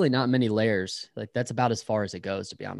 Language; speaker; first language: English; native; English